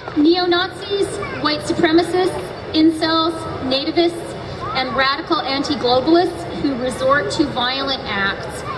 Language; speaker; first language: English; native; English